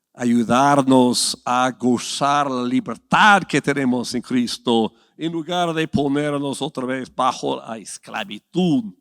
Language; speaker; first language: Spanish; non-native, fluent; English